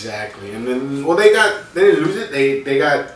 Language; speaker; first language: English; native; English